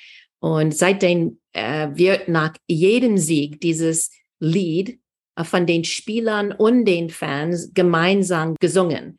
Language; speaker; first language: German; non-native, fluent; English